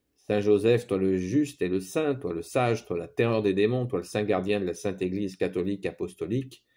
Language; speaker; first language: French; native; French